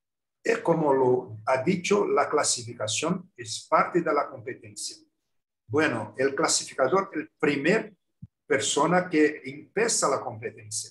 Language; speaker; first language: Spanish; non-native, learner; Portuguese